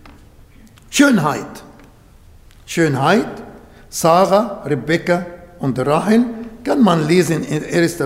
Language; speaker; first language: German; non-native, learner; Arabic